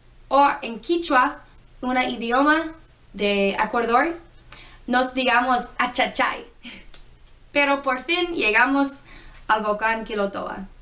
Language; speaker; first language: Spanish; non-native, learner; English